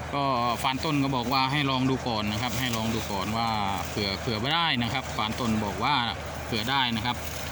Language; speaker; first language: Thai; non-native, local second language; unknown